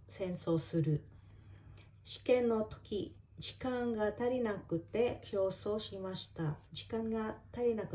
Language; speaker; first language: Japanese; non-native, fluent; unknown